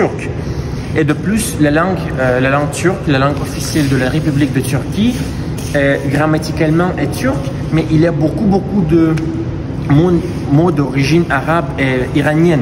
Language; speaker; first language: French; non-native, fluent; Russian